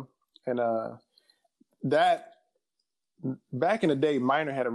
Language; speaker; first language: English; native; English